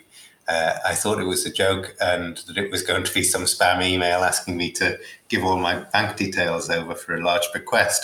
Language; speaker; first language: English; native; English